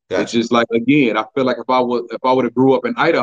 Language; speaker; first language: English; native; English